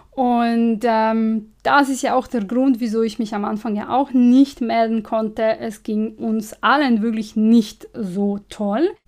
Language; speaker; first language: German; non-native, fluent; Serbian